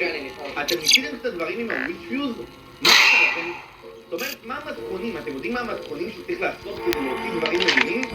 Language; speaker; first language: Hebrew; native; Hebrew